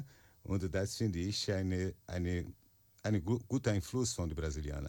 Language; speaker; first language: German; non-native, learner; Portuguese